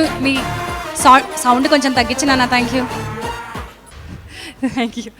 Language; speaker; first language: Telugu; native; Telugu